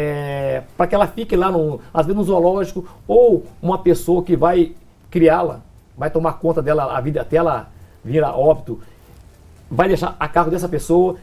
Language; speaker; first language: Portuguese; native; Portuguese